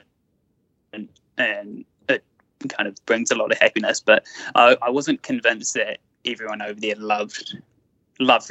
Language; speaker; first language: English; native; English